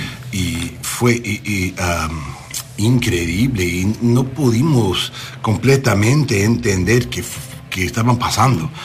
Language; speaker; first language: Spanish; non-native, learner; English